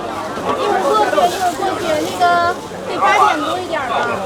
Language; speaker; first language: Chinese; native; Chinese